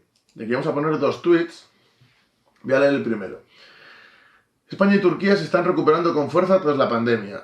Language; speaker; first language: Spanish; native; Spanish